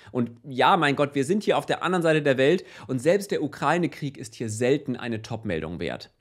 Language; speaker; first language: German; native; German